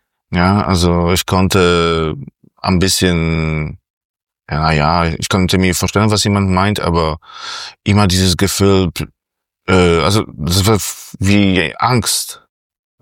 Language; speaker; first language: German; non-native, fluent; Polish